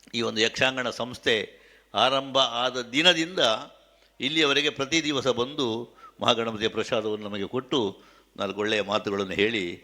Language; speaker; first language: Kannada; native; Kannada